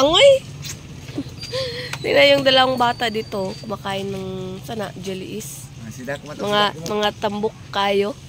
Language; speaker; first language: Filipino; non-native, local second language; Cebuano